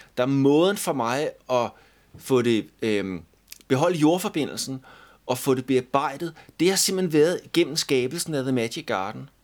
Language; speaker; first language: Danish; native; Danish